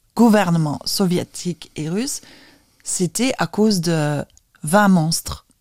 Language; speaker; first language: French; non-native, fluent; Lithuanian